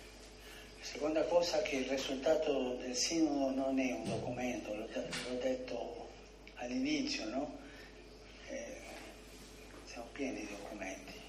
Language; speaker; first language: Italian; non-native, fluent; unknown